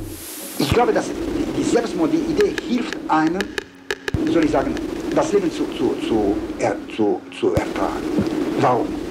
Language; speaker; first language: German; non-native, fluent; Romanian